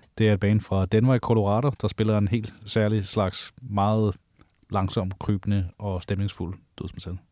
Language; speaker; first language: Danish; native; Danish